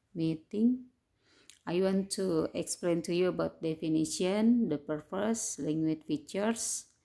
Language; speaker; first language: English; non-native, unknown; Indonesian